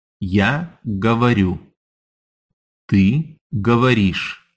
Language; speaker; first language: Russian; non-native, fluent; English